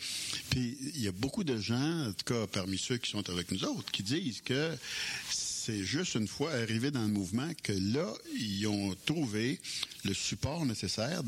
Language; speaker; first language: French; native; French